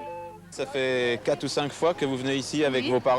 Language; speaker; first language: French; native; French